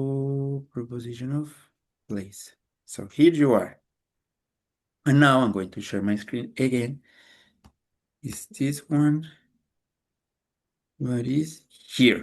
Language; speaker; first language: English; non-native, fluent; Spanish